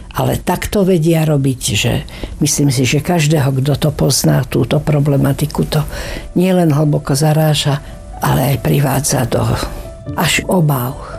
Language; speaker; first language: Slovak; native; Slovak